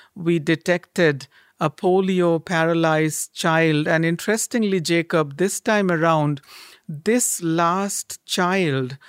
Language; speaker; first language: English; non-native, local second language; Bangla